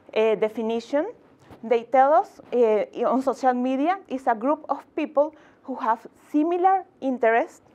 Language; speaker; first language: English; non-native, fluent; Spanish